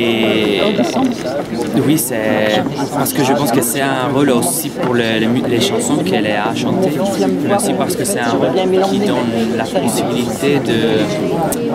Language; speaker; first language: French; non-native, fluent; Italian